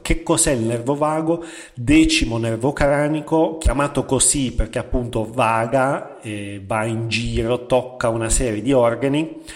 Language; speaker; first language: Italian; native; Italian